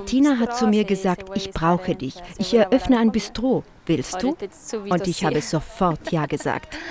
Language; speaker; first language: German; non-native, fluent; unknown